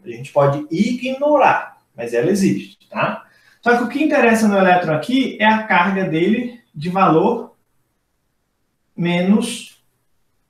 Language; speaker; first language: Portuguese; native; Portuguese